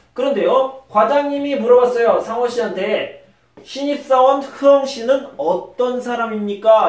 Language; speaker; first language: Korean; native; Korean